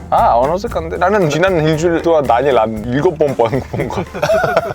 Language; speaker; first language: Korean; non-native, fluent; Italian